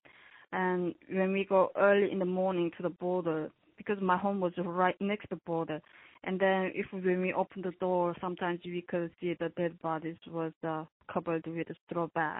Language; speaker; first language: English; non-native, fluent; Korean